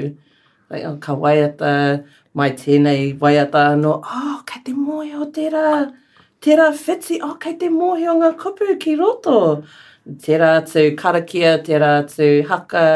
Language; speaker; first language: Māori; non-native, learner; English